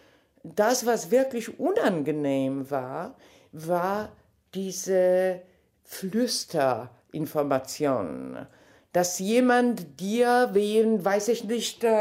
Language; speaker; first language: German; non-native, fluent; Polish